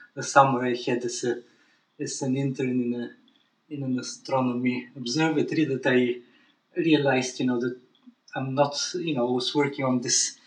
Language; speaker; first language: English; non-native, fluent; Bulgarian